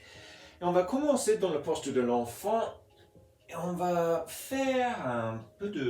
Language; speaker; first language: French; non-native, fluent; English